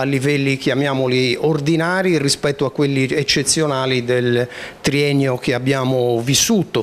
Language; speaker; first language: Italian; native; Italian